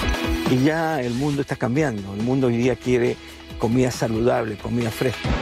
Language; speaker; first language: Spanish; native; Spanish